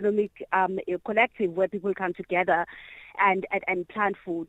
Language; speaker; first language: English; non-native, local second language; Zulu